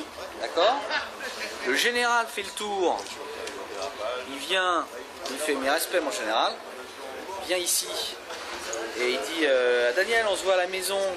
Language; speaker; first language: French; native; French